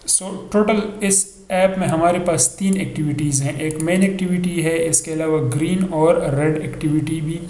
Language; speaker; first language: Urdu; non-native, local second language; Pashto